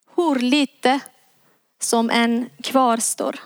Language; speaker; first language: Swedish; non-native, fluent; Persian